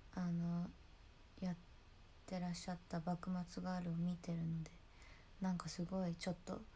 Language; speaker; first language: Japanese; native; Japanese